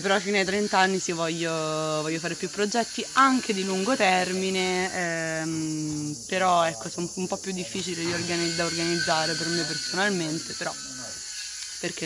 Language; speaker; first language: Italian; native; Italian